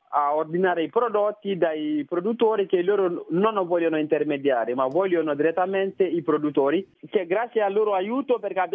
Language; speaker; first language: Italian; non-native, fluent; Bambara